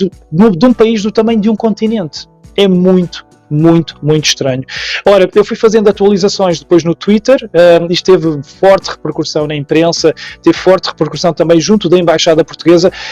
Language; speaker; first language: Portuguese; native; Portuguese